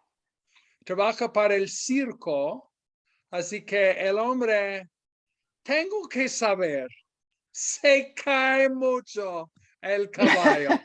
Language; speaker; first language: Spanish; non-native, fluent; English